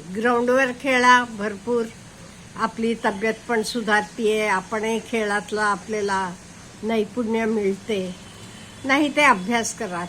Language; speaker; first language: Marathi; native; Marathi